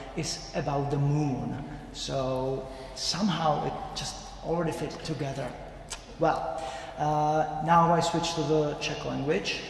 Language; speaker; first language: English; non-native, fluent; Czech